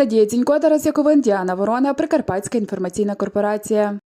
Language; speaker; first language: Ukrainian; native; Ukrainian